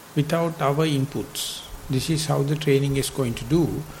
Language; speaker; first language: English; non-native, local second language; Sinhala